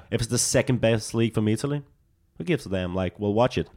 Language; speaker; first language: English; non-native, fluent; Danish